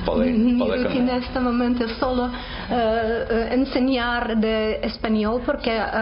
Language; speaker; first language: Spanish; non-native, learner; Ukrainian